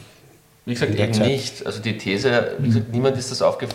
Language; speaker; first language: German; native; German